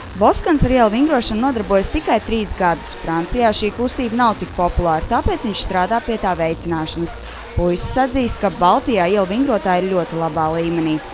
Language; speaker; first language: Latvian; native; Latvian